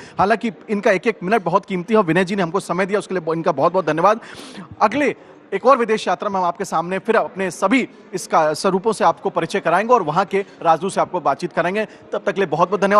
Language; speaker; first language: Hindi; native; Hindi